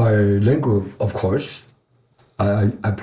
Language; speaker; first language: English; non-native, fluent; Chinese